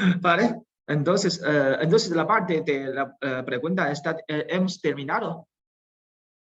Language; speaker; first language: Spanish; non-native, learner; Chinese